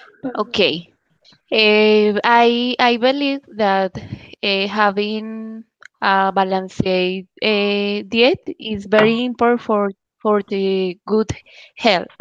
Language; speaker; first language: English; non-native, learner; Spanish